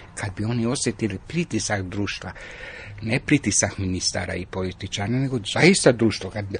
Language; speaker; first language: Croatian; non-native, local second language; Hungarian